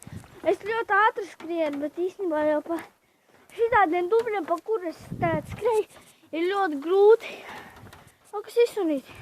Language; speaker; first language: Latvian; non-native, local second language; Russian